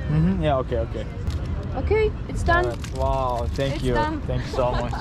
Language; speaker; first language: English; non-native, fluent; Slovak